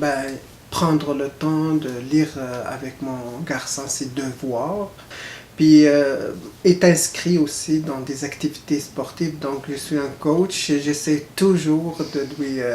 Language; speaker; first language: French; non-native, local second language; Arabic